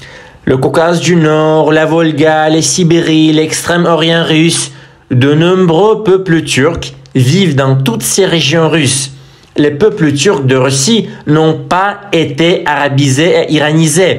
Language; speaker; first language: French; non-native, fluent; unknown